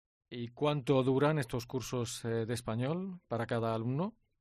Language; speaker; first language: Spanish; native; Spanish